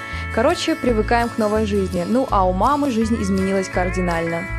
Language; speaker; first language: Russian; native; Russian